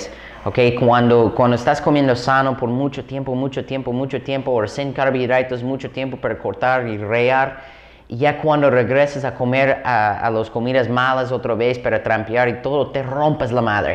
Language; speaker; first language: Spanish; non-native, fluent; English